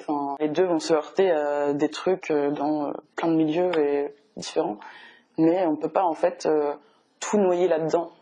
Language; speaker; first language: French; native; French